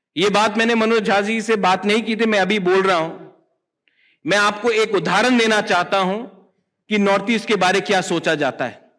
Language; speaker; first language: Hindi; non-native, local second language; Kok Borok